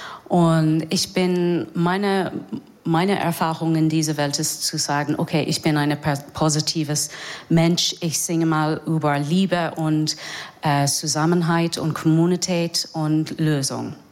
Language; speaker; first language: German; non-native, learner; English